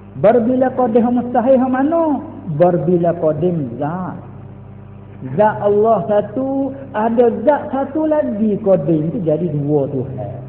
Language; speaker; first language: Malay; native; Malay